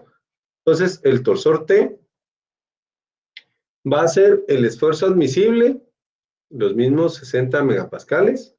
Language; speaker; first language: Spanish; native; Spanish